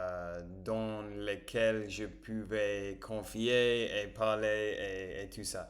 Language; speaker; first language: French; non-native, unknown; English